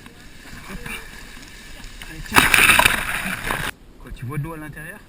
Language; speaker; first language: French; native; French